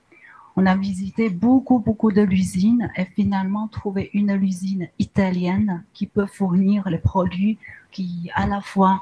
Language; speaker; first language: French; non-native, learner; Chinese